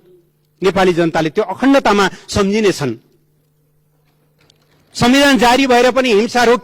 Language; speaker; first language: Nepali; native; Nepali